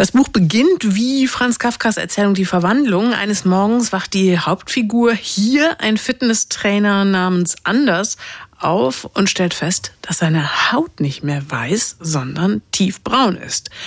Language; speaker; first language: German; native; German